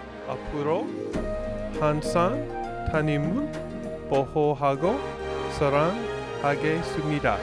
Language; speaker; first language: Korean; non-native, learner; English